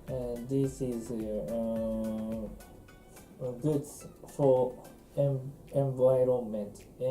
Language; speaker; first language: English; non-native, learner; Japanese